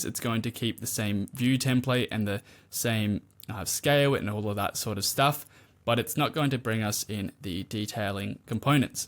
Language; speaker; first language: English; native; English